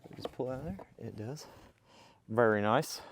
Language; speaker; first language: English; native; English